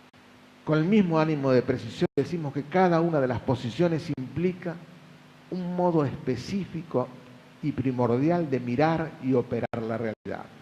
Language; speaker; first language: Spanish; native; Spanish